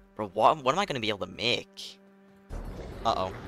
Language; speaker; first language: English; native; English